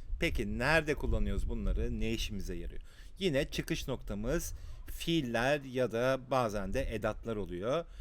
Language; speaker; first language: Turkish; native; Turkish